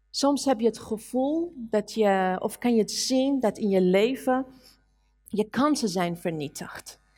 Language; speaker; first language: Dutch; non-native, fluent; Persian